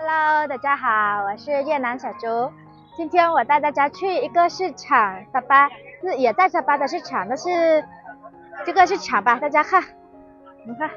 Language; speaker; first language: Chinese; non-native, fluent; Vietnamese